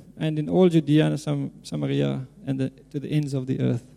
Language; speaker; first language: English; non-native, local second language; Afrikaans